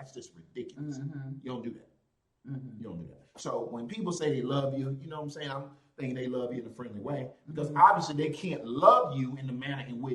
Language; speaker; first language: English; native; English